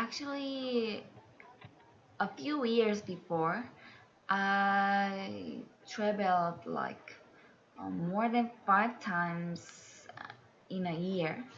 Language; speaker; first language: English; non-native, learner; Korean